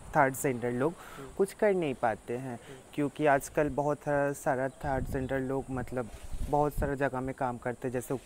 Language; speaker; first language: Hindi; non-native, local second language; Bangla